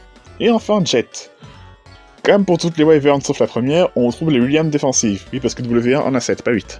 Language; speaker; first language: French; native; French